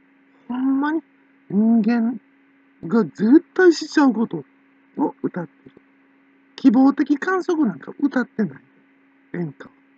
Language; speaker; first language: Japanese; native; Japanese